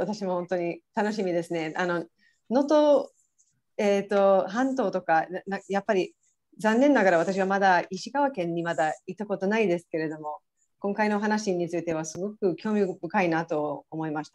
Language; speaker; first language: Japanese; non-native, fluent; English